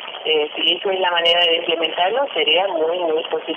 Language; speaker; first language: Spanish; non-native, fluent; English